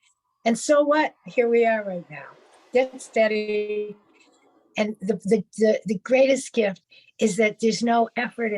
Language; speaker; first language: English; native; English